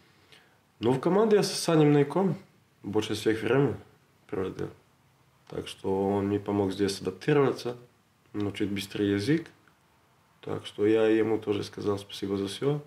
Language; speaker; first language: Russian; non-native, learner; Serbian